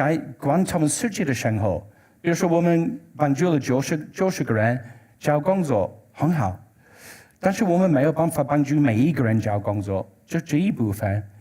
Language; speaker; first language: Chinese; non-native, learner; English